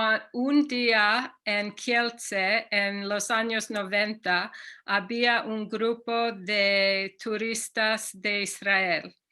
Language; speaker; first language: Spanish; non-native, fluent; English